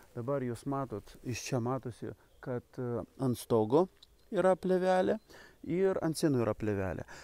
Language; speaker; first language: Lithuanian; non-native, local second language; Polish